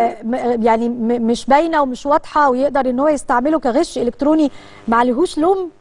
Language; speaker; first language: Arabic; native; Arabic